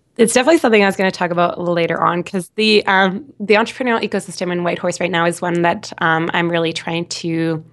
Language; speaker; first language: English; native; English